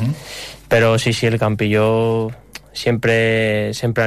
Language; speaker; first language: Catalan; non-native, local second language; Spanish